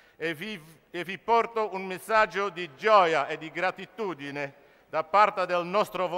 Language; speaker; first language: Italian; non-native, fluent; Dutch